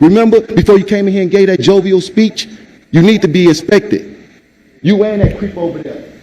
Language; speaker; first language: English; native; English